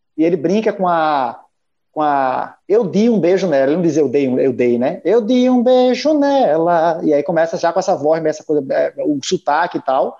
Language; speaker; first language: Portuguese; native; Portuguese